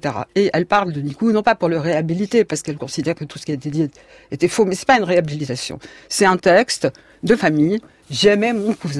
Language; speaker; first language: French; native; French